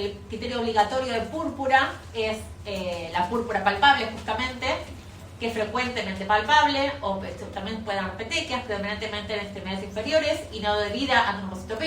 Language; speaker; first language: Spanish; native; Spanish